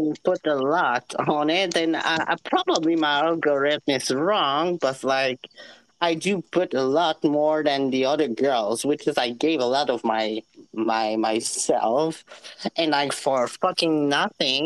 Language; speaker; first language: English; non-native, fluent; French